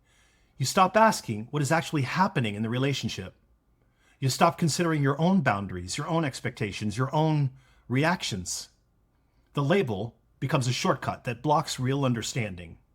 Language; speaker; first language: English; native; English